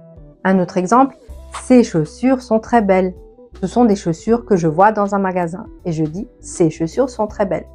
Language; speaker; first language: French; non-native, fluent; Italian